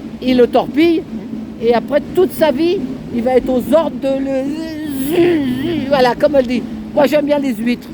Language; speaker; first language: French; native; French